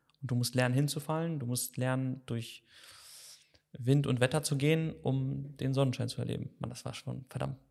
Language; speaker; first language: German; native; German